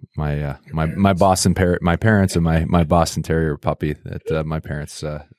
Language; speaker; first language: English; native; English